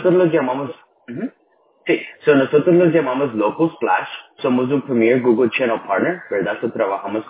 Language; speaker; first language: Spanish; early bilingual, other home language; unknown